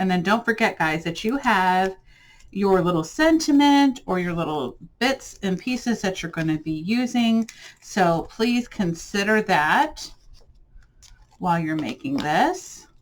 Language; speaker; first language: English; native; English